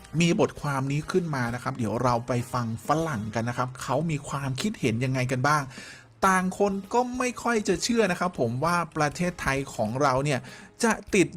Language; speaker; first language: Thai; native; Thai